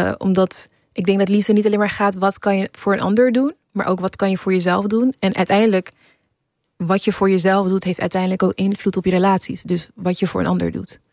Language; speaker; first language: Dutch; early bilingual, other home language; English